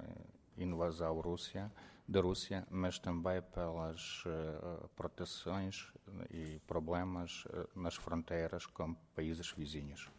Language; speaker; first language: Portuguese; non-native, fluent; Ukrainian